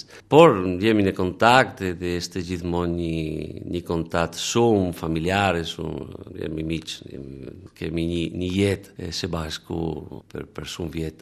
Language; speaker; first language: Albanian; non-native, learner; Spanish